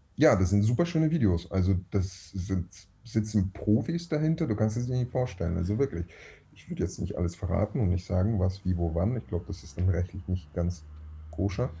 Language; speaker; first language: German; early bilingual, other home language; Russian